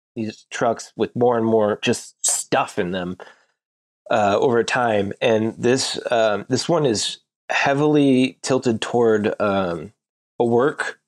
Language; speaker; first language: English; native; English